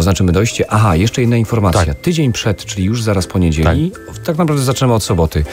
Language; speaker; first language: Polish; native; Polish